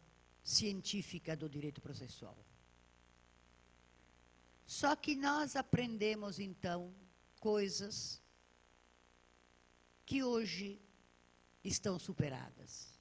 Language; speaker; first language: Portuguese; native; Portuguese